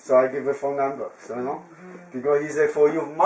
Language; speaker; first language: English; non-native, learner; Chinese